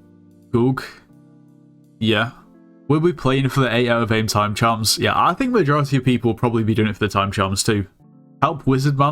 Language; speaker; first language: English; native; English